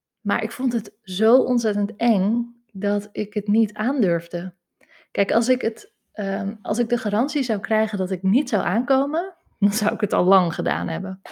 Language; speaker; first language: Dutch; native; Dutch